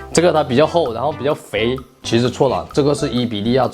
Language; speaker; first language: Chinese; native; Chinese